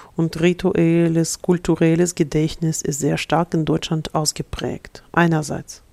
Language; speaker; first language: German; non-native, fluent; Russian